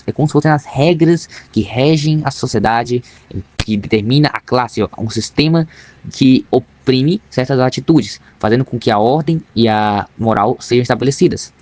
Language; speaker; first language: Portuguese; native; Portuguese